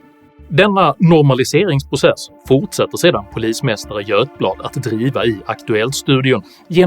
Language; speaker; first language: Swedish; native; Swedish